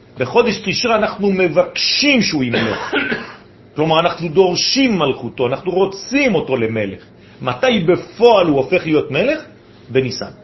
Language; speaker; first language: Hebrew; non-native, fluent; French